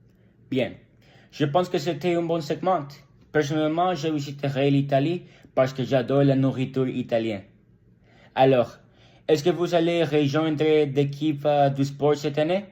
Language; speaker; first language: French; non-native, learner; English